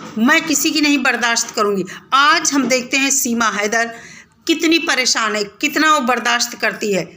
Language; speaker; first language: Hindi; native; Hindi